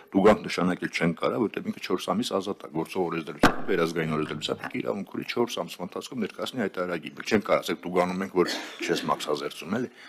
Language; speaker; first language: Armenian; native; Armenian